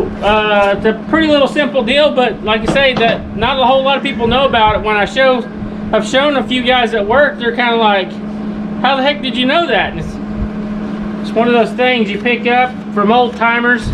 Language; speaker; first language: English; native; English